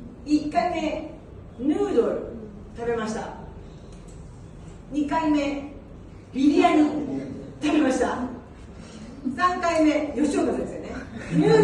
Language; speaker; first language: Japanese; non-native, learner; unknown